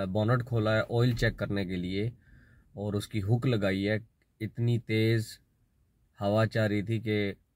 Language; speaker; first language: Urdu; non-native, local second language; Punjabi